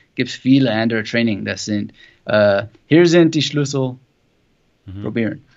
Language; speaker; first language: German; non-native, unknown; English